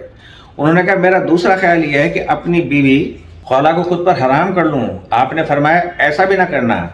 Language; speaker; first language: Urdu; native; Urdu